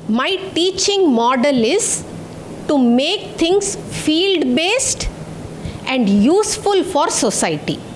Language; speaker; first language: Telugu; non-native, learner; Tamil